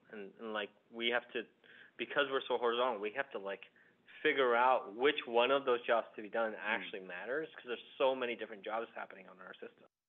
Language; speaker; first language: English; early bilingual, other home language; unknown